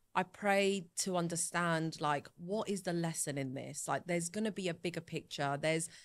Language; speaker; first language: English; early bilingual, other home language; Italian